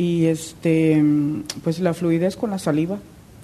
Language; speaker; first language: Spanish; native; Spanish